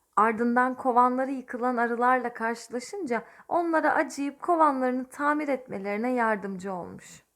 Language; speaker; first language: Turkish; native; Turkish